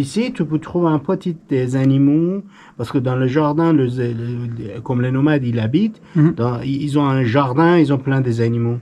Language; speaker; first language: French; non-native, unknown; Persian